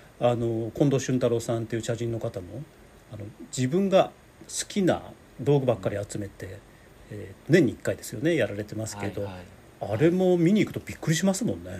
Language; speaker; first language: Japanese; native; Japanese